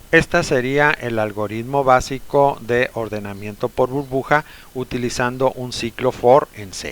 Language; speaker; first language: Spanish; native; Spanish